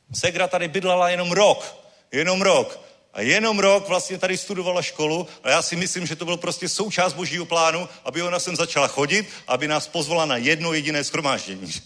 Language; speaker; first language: Czech; native; Czech